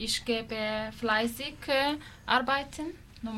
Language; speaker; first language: German; non-native, learner; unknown